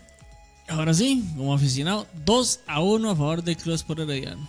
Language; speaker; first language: Spanish; native; Spanish